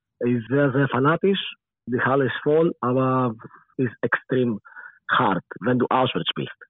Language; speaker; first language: German; non-native, learner; Greek